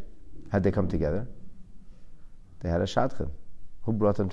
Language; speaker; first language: English; native; English